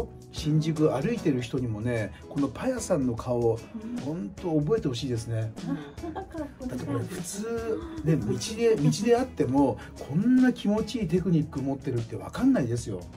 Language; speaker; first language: Japanese; native; Japanese